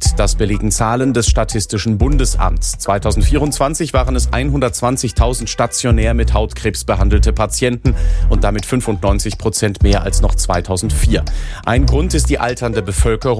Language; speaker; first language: German; native; German